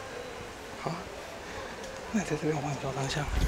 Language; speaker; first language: Chinese; native; Chinese